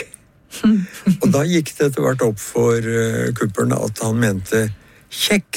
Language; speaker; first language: Norwegian; native; Norwegian